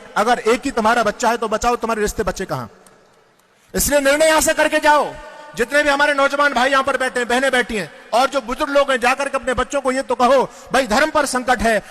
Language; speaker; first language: Hindi; native; Hindi